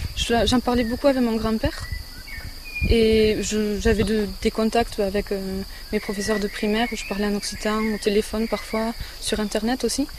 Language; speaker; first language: French; native; French